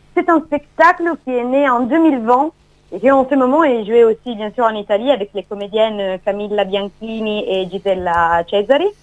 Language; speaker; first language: French; non-native, fluent; Italian